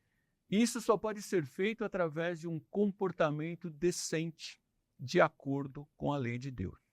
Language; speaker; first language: Portuguese; native; Portuguese